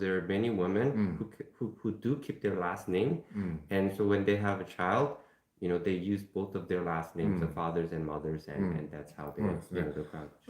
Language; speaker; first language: English; non-native, fluent; Korean